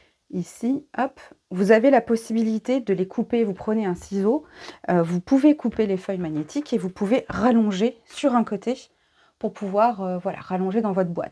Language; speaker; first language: French; native; French